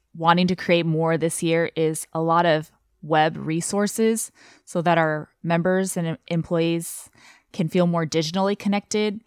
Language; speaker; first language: English; non-native, fluent; Chinese